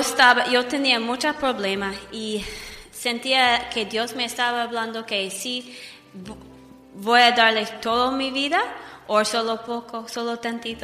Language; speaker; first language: Spanish; non-native, fluent; English